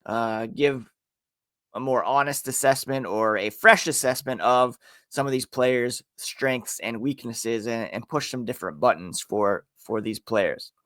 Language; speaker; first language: English; native; English